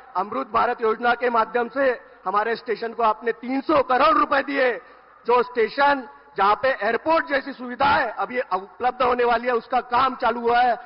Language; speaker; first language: Hindi; non-native, local second language; Marathi